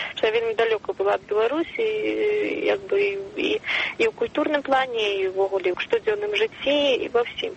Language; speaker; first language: Belarusian; non-native, local second language; Russian